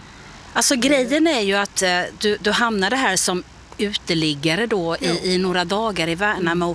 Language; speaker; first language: Swedish; native; Swedish